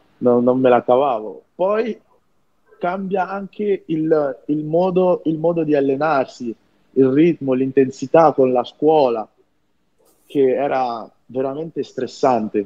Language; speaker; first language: Italian; non-native, fluent; French